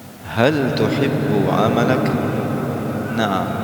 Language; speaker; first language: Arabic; non-native, fluent; Indonesian